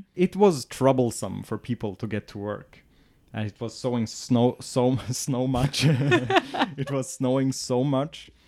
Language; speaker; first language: English; non-native, fluent; Swedish